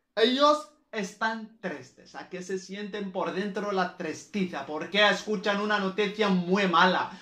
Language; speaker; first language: Spanish; non-native, fluent; Arabic